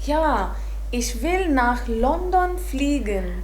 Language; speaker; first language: German; non-native, fluent; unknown